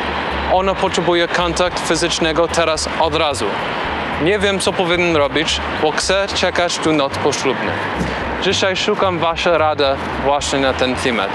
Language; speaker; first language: Polish; non-native, learner; English